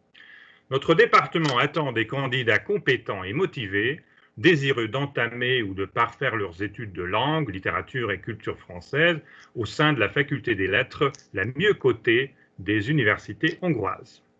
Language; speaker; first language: French; non-native, fluent; Hungarian